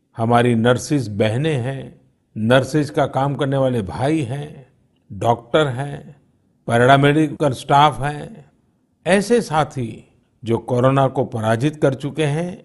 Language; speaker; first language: Hindi; non-native, local second language; Gujarati